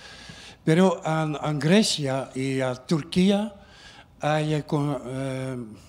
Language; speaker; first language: Spanish; non-native, learner; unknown